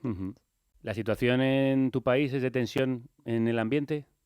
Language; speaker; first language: Spanish; native; Spanish